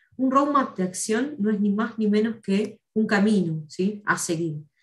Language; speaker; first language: Spanish; native; Spanish